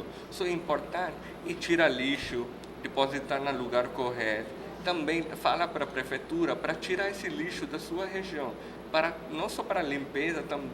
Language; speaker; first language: Portuguese; non-native, learner; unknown